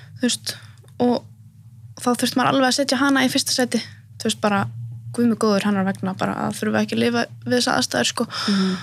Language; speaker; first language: Icelandic; native; Icelandic